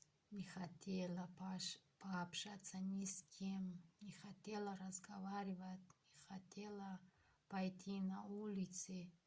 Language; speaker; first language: Russian; non-native, local second language; Tajik